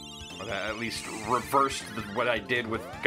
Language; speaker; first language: English; native; English